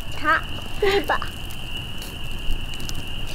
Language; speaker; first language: Polish; early bilingual, heritage; Polish